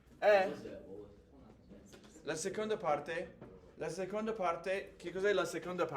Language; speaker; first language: Italian; non-native, fluent; English